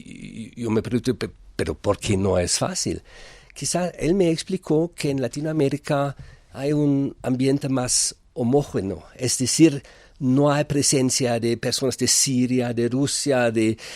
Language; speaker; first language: Spanish; non-native, fluent; German